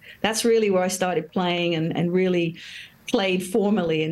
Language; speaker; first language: English; native; English